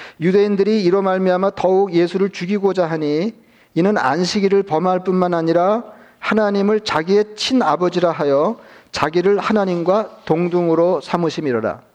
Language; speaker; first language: Korean; native; Korean